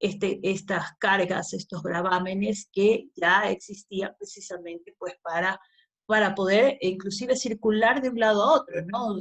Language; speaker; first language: Spanish; native; Spanish